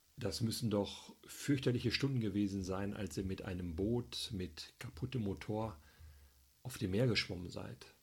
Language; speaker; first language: German; native; German